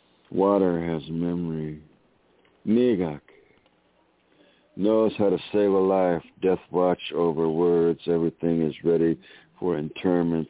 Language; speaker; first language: English; native; English